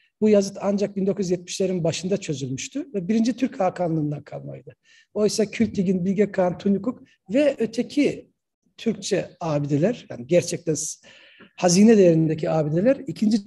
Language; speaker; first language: Turkish; native; Turkish